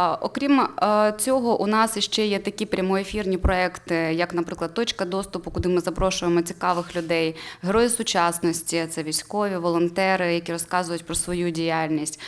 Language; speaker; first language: Ukrainian; native; Ukrainian